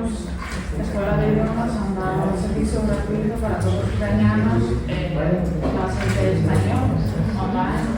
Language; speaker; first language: Spanish; non-native, fluent; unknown